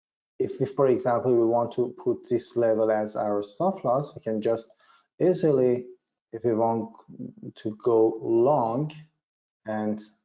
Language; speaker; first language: English; non-native, fluent; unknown